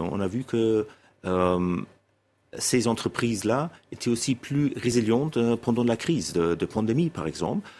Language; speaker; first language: French; non-native, fluent; German